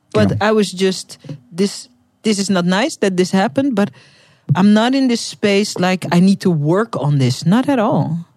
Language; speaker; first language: English; non-native, fluent; Dutch